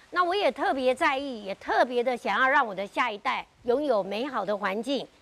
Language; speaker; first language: Chinese; native; Chinese